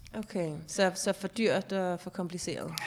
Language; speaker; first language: Swedish; non-native, learner; Danish